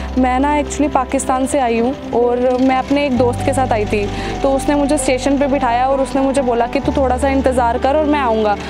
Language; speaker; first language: Hindi; native; Hindi